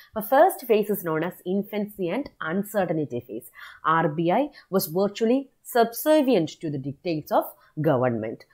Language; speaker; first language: English; non-native, local second language; Malayalam